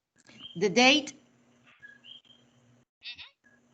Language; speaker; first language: English; non-native, learner; Spanish